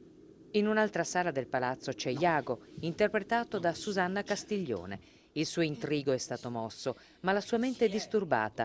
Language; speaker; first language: Italian; native; Italian